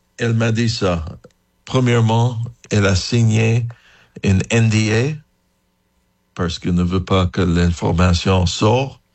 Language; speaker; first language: French; non-native, learner; English